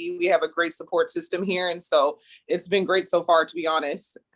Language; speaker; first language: English; native; English